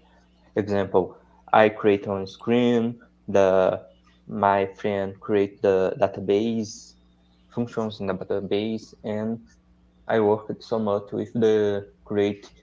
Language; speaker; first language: English; non-native, learner; Portuguese